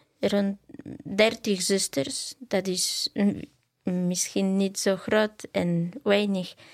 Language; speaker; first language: Dutch; non-native, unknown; Polish